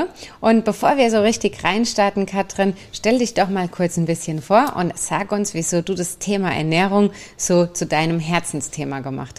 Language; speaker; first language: German; native; German